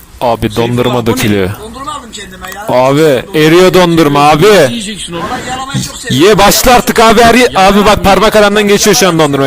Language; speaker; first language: Turkish; native; Turkish